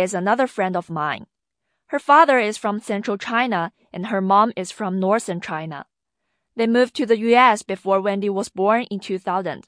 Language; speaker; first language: English; non-native, fluent; Chinese